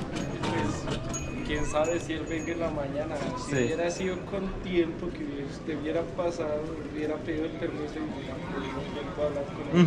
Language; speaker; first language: Spanish; native; Spanish